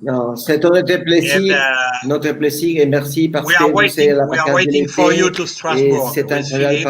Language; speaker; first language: French; non-native, learner; Spanish